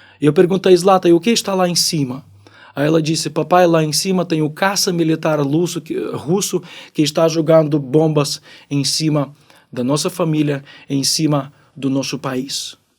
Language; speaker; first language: Portuguese; non-native, fluent; Ukrainian